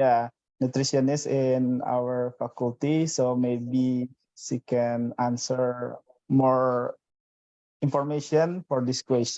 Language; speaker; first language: English; non-native, fluent; Indonesian